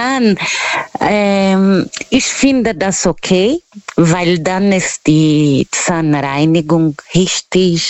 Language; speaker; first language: German; non-native, learner; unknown